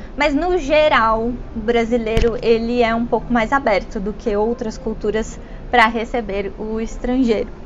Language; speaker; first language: Portuguese; native; Portuguese